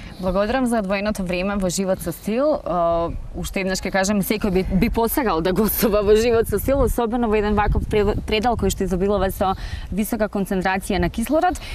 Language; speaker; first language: Macedonian; native; Macedonian